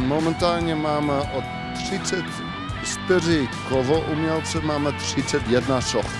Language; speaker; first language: Czech; non-native, fluent; Dutch